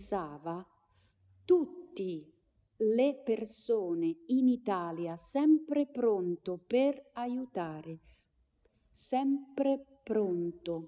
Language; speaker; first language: Italian; non-native, learner; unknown